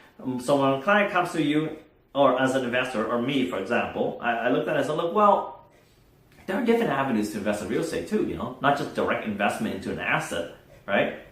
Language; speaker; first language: English; non-native, fluent; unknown